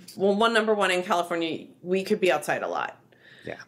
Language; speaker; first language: English; native; English